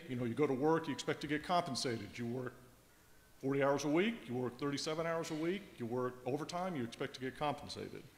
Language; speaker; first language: English; native; English